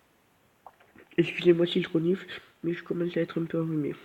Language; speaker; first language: French; native; French